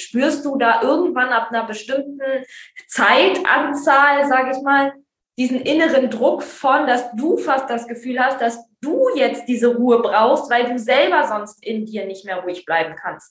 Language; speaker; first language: German; native; German